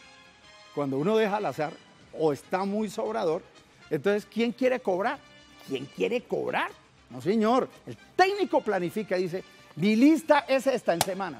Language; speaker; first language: Spanish; native; Spanish